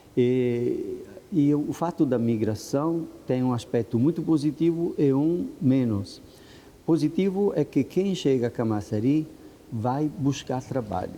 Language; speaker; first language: Portuguese; non-native, fluent; Italian